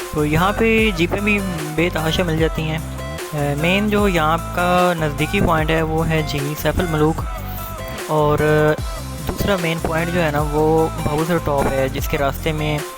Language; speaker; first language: Urdu; native; Urdu